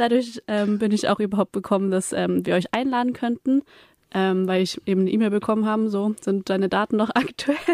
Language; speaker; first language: German; native; German